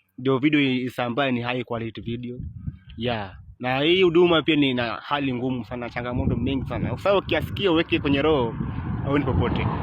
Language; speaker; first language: Swahili; native; Swahili